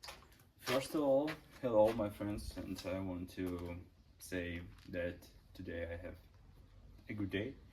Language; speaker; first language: English; non-native, learner; Ukrainian